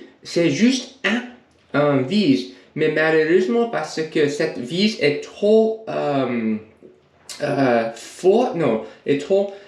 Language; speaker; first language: French; non-native, learner; English